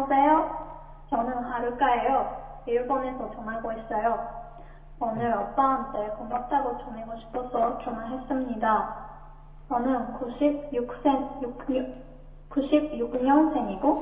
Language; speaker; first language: Korean; non-native, fluent; Japanese